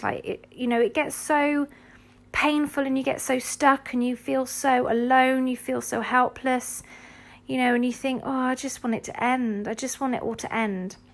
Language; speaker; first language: English; native; English